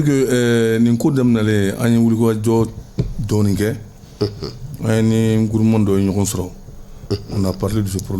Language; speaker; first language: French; non-native, local second language; Bambara